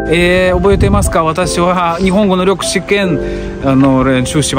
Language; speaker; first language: Japanese; non-native, learner; Russian